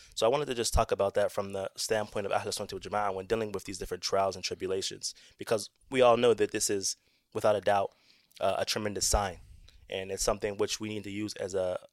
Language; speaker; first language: English; native; English